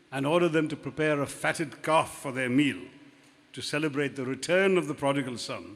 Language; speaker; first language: English; non-native, local second language; Malayalam